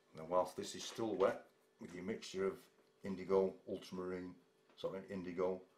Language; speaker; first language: English; native; English